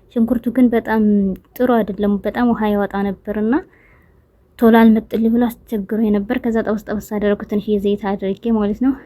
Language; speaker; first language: Amharic; native; Amharic